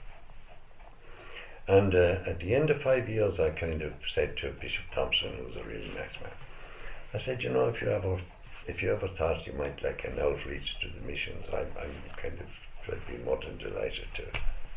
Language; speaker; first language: English; native; English